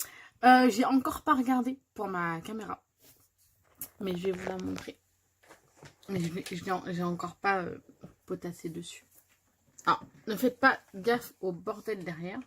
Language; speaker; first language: French; native; French